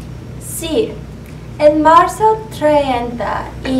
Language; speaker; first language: Spanish; non-native, learner; English